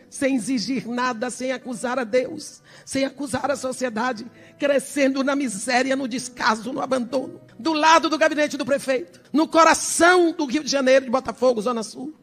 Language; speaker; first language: Portuguese; early bilingual, other home language; English